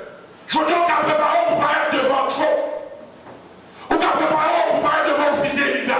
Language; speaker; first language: French; non-native, local second language; Haitian Creole